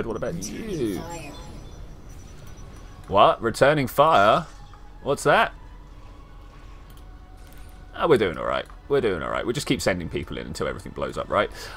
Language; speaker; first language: English; native; English